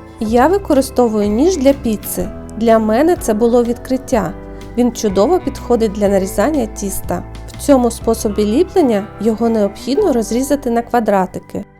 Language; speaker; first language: Ukrainian; native; Ukrainian